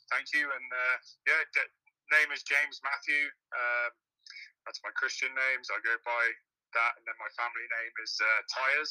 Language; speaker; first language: English; native; English